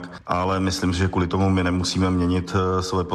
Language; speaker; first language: Czech; native; Czech